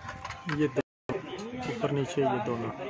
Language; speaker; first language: Hindi; non-native, local second language; Punjabi